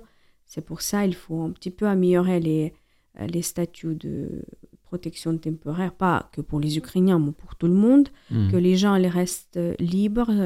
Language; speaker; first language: French; non-native, fluent; Ukrainian